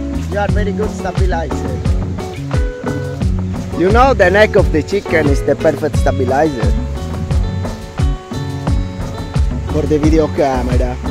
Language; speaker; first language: English; non-native, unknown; Italian